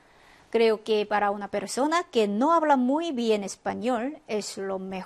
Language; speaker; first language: Spanish; non-native, fluent; Korean